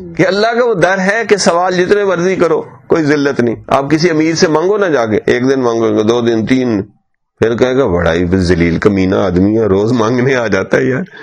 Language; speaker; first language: Urdu; native; Urdu